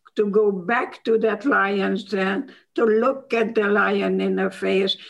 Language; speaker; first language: English; non-native, fluent; Hungarian